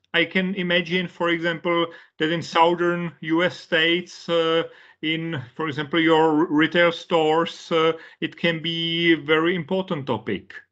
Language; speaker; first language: English; non-native, fluent; Czech